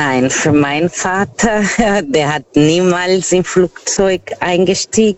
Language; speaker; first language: German; non-native, learner; Portuguese